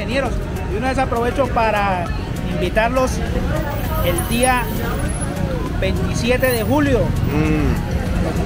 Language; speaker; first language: Spanish; native; Spanish